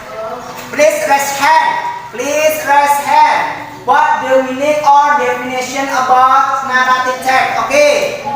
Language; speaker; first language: English; non-native, learner; Indonesian